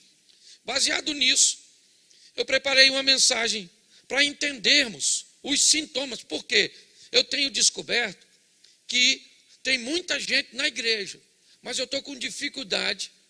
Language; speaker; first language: Portuguese; native; Portuguese